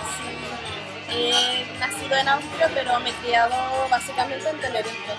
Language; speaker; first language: Spanish; early bilingual, other home language; German